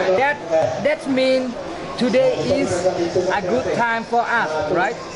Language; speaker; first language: English; non-native, learner; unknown